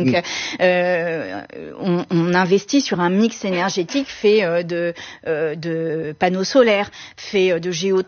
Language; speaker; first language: French; native; French